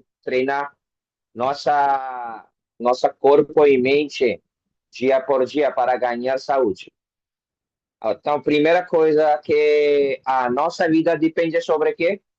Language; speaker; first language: Portuguese; non-native, learner; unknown